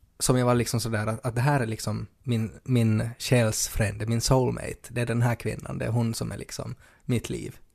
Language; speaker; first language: Swedish; native; Swedish